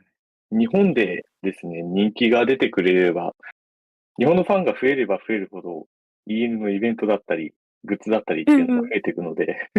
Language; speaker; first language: Japanese; native; Japanese